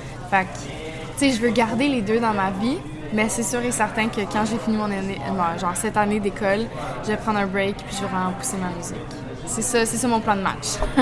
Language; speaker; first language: French; early bilingual, heritage; French